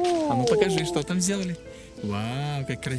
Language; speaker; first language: Russian; native; Russian